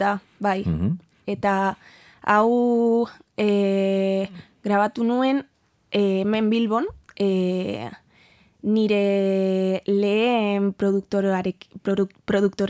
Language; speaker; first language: Basque; non-native, learner; Spanish